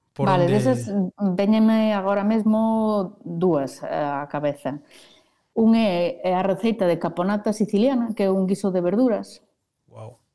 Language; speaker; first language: Galician; non-native, local second language; Spanish